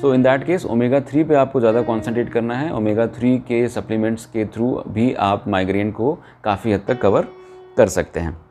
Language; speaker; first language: Hindi; native; Hindi